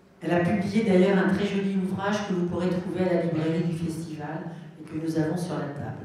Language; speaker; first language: French; native; French